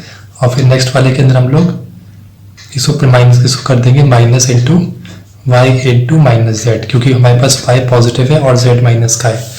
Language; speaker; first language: Hindi; native; Hindi